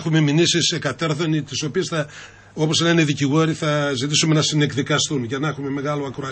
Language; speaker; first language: Greek; native; Greek